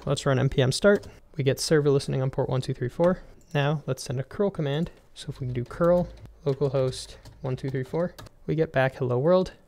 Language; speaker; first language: English; native; English